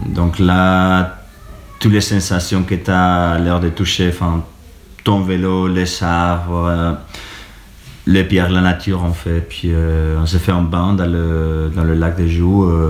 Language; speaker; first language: French; non-native, fluent; Spanish